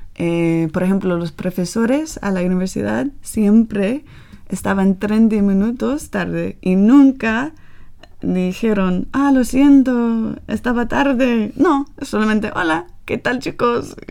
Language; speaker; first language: Spanish; non-native, learner; English